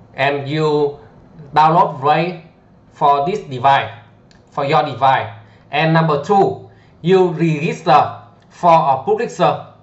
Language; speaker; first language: English; non-native, learner; Vietnamese